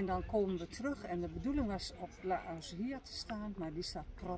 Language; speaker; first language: Dutch; native; Dutch